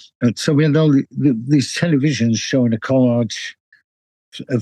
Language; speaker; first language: English; native; English